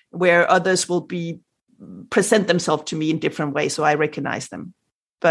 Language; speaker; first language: English; non-native, fluent; Danish